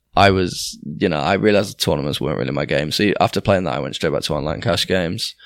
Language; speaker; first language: English; native; English